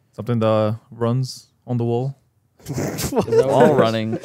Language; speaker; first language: English; non-native, fluent; Arabic